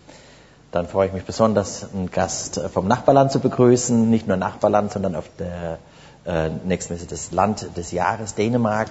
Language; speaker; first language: German; native; German